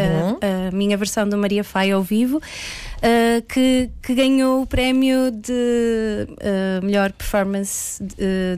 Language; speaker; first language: Portuguese; native; Portuguese